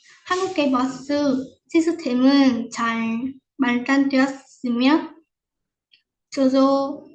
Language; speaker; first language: Korean; non-native, fluent; Vietnamese